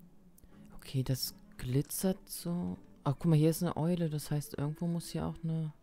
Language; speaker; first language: German; native; German